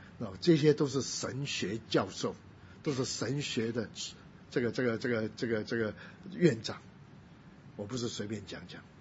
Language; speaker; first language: Chinese; non-native, local second language; Cantonese